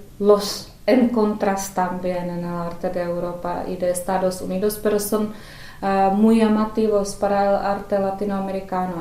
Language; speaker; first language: Spanish; non-native, fluent; Czech